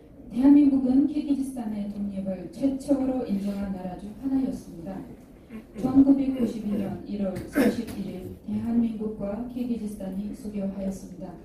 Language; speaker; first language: Korean; non-native, fluent; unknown